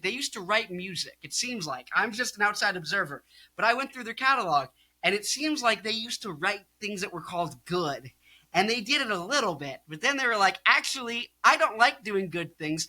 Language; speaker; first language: English; native; English